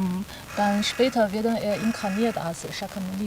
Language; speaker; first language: German; non-native, fluent; Chinese